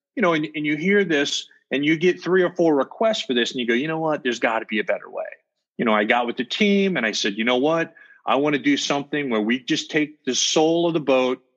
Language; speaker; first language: English; native; English